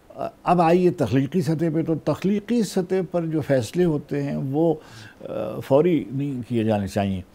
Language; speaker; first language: Urdu; native; Urdu